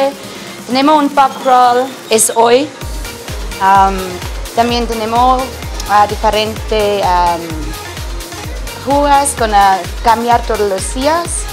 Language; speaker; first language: Spanish; non-native, learner; English